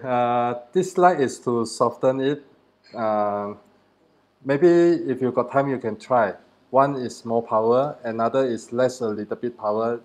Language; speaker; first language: English; non-native, learner; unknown